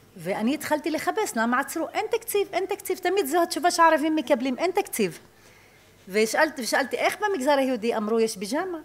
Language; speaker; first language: Hebrew; non-native, local second language; Arabic